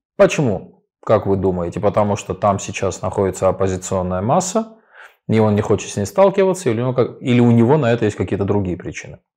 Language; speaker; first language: Russian; non-native, local second language; Armenian